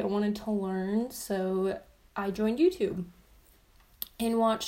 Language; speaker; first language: English; native; English